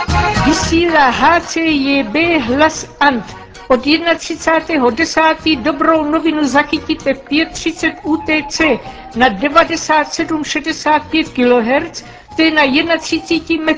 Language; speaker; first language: Czech; native; Czech